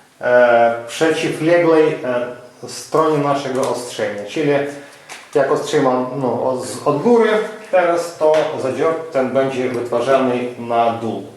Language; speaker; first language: Polish; non-native, fluent; Ukrainian